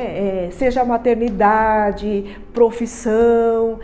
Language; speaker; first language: Portuguese; native; Portuguese